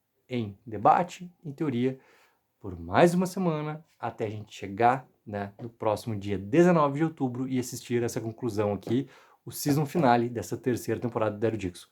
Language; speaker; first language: Portuguese; native; Portuguese